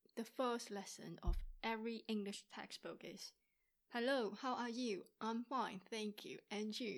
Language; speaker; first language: English; non-native, fluent; Chinese